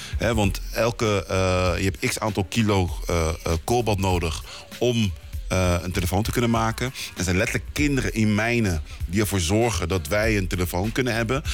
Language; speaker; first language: Dutch; early bilingual, other home language; Lingala